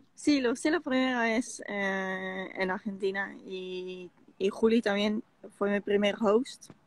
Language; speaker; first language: Spanish; non-native, fluent; Dutch